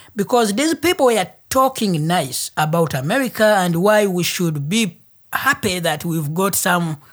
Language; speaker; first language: English; non-native, local second language; Ganda